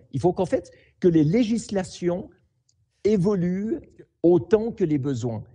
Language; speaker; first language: French; native; French